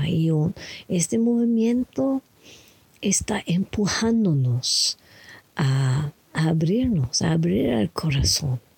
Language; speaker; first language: Spanish; non-native, learner; English